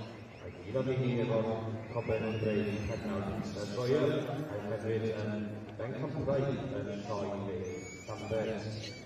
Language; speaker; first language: Welsh; native; Welsh